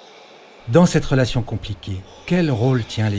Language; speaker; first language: French; native; French